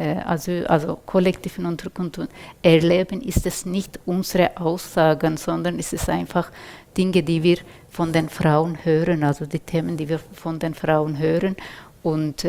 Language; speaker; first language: German; non-native, fluent; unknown